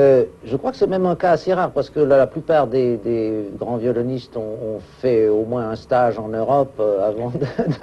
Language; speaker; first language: French; native; French